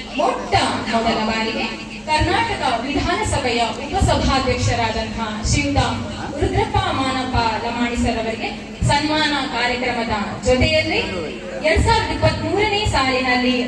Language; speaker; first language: Kannada; non-native, local second language; Lambadi